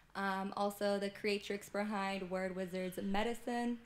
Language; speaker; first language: English; native; English